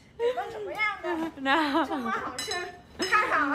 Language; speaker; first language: Chinese; non-native, fluent; Vietnamese